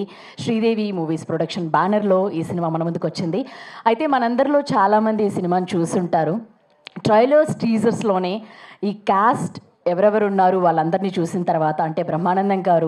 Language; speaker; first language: Telugu; native; Telugu